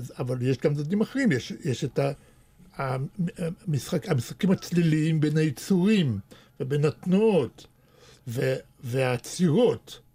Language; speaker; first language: Hebrew; early bilingual, other home language; Russian